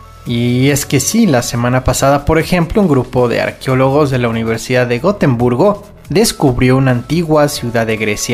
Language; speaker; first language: Spanish; native; Spanish